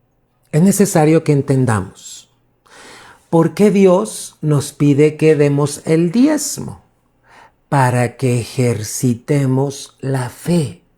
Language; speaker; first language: Spanish; native; Spanish